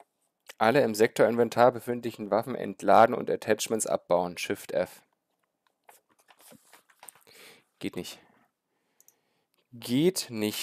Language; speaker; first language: German; native; German